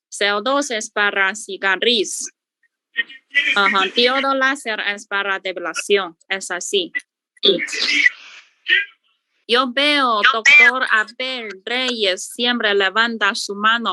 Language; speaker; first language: Spanish; non-native, learner; Chinese